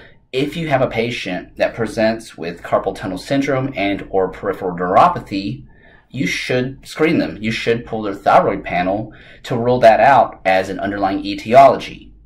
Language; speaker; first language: English; native; English